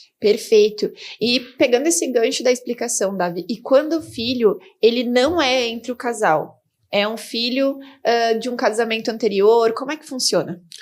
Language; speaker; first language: Portuguese; native; Portuguese